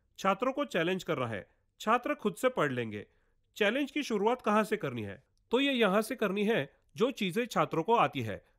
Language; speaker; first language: Hindi; non-native, local second language; Marathi